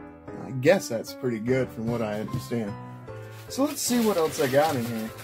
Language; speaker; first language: English; native; English